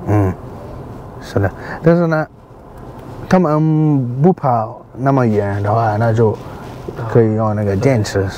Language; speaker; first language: Chinese; non-native, learner; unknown